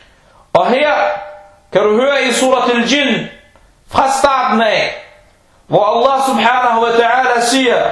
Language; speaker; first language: Danish; early bilingual, other home language; Urdu